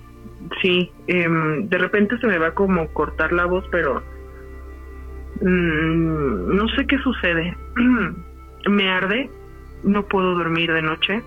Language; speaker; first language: Spanish; native; Spanish